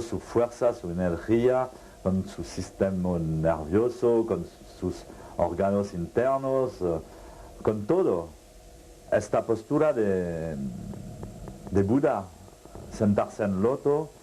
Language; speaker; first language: Spanish; non-native, fluent; French